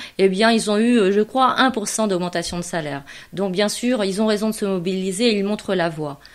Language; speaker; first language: French; native; French